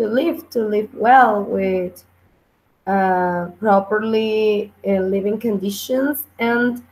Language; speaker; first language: English; non-native, learner; Spanish